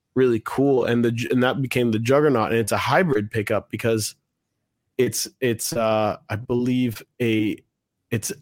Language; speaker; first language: English; native; English